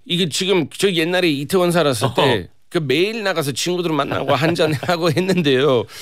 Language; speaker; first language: Korean; non-native, fluent; English